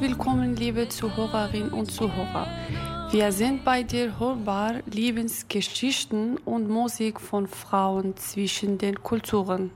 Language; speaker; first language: German; non-native, fluent; Kurdish